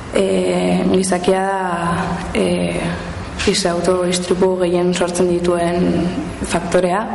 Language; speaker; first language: Basque; non-native, local second language; Spanish